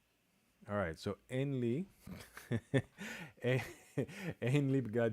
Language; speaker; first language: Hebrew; non-native, learner; English